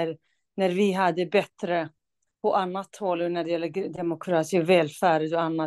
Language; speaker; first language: Swedish; non-native, fluent; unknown